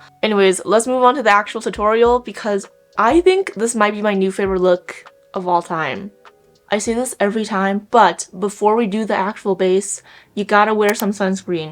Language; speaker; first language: English; native; English